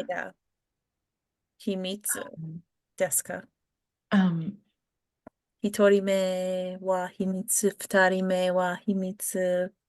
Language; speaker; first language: Japanese; non-native, fluent; English